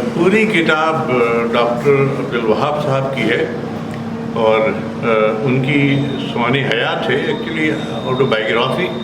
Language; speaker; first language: Urdu; native; Urdu